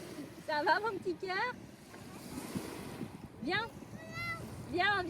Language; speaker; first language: French; native; French